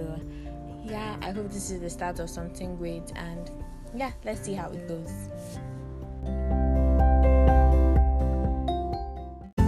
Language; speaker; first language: English; non-native, local second language; Hausa